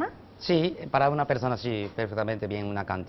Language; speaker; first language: Spanish; non-native, learner; Japanese